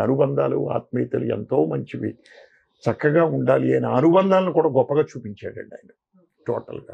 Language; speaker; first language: Telugu; native; Telugu